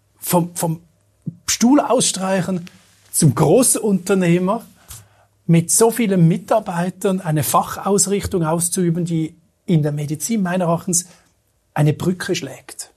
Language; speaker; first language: German; native; German